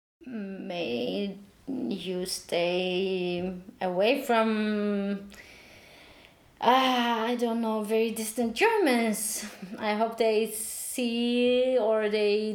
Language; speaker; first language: English; non-native, fluent; Turkish